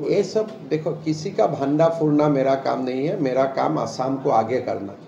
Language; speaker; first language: Hindi; non-native, local second language; Assamese